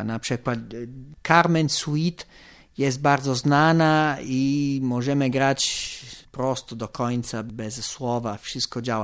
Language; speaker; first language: Polish; non-native, fluent; Italian